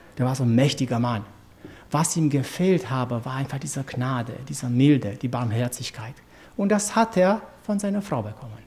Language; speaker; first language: German; non-native, fluent; Romanian